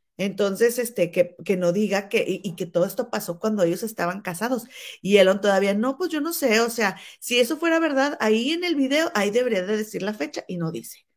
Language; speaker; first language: Spanish; native; Spanish